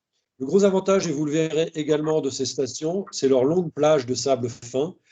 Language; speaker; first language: French; native; French